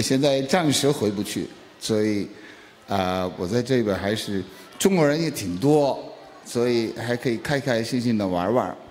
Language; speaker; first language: Chinese; non-native, fluent; English